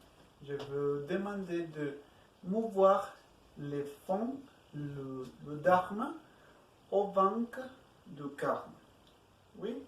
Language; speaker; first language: French; non-native, learner; Spanish